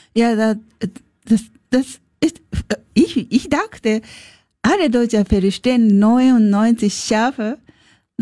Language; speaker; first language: German; non-native, learner; Japanese